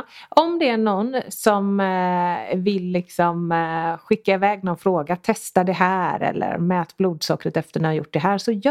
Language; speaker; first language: Swedish; native; Swedish